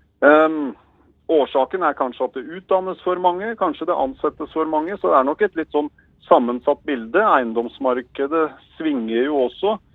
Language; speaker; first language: Norwegian; native; Norwegian